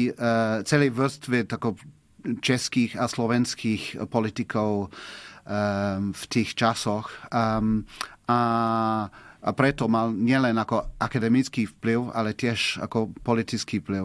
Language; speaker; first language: Slovak; non-native, fluent; English